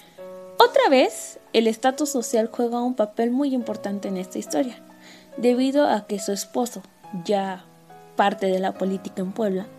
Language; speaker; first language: Spanish; native; Spanish